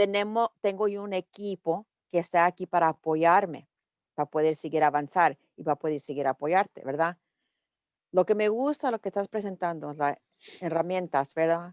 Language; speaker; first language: Spanish; early bilingual, heritage; English